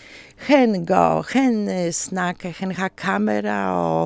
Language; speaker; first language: Danish; non-native, learner; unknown